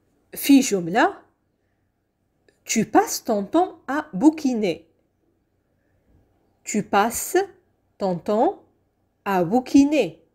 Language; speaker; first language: French; non-native, fluent; Arabic